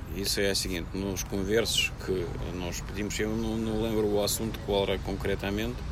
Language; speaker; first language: Portuguese; non-native, fluent; Russian